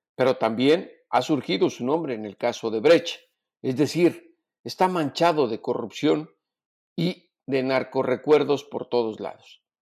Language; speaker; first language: Spanish; native; Spanish